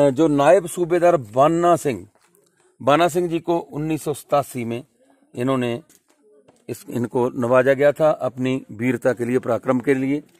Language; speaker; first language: Hindi; non-native, local second language; Punjabi